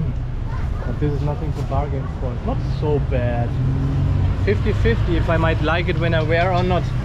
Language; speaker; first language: English; non-native, fluent; German